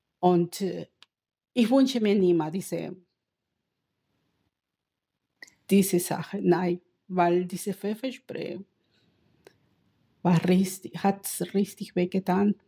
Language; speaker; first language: German; non-native, learner; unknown